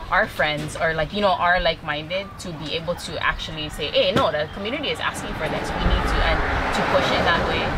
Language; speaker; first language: English; native; English